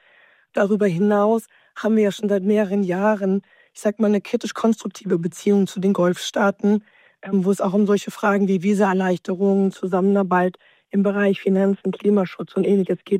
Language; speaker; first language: German; native; German